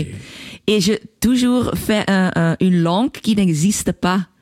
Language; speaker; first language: French; non-native, local second language; Dutch